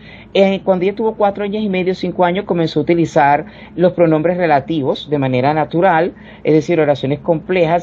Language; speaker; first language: Spanish; native; Spanish